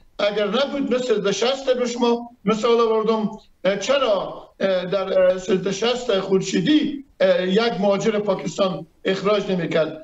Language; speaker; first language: Persian; native; Persian